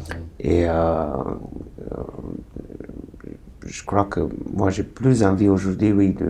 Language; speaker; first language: French; non-native, fluent; Romanian